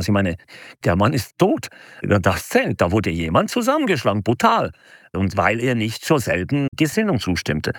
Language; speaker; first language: German; native; German